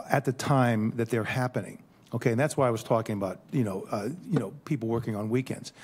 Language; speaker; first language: English; native; English